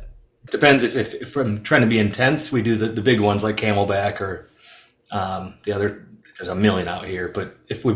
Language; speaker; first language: English; native; English